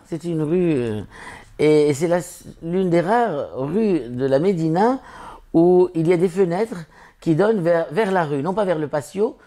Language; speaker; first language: French; non-native, local second language; Arabic